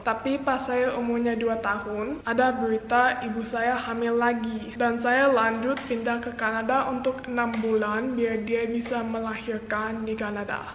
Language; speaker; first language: Indonesian; non-native, local second language; English